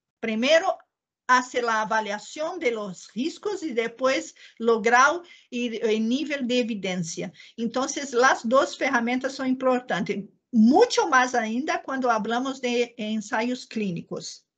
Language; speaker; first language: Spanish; non-native, learner; Portuguese